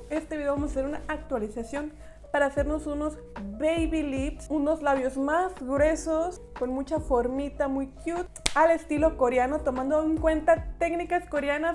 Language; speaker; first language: Spanish; native; Spanish